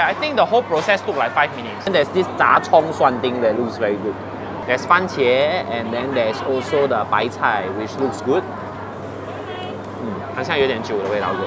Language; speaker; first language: English; non-native, local second language; Chinese